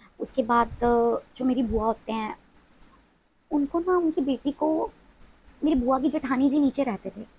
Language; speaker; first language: Hindi; non-native, local second language; Punjabi